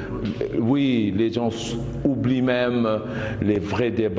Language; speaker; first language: French; non-native, local second language; Wolof